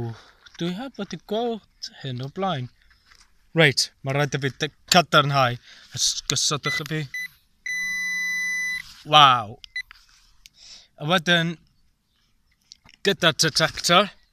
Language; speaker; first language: Welsh; non-native, learner; English